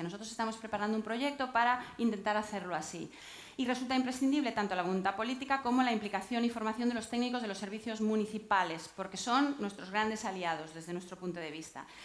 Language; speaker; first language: Spanish; native; Spanish